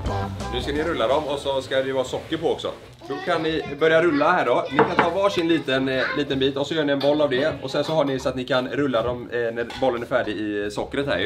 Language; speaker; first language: Swedish; native; Swedish